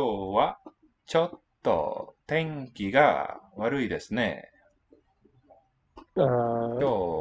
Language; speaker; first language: Japanese; non-native, learner; English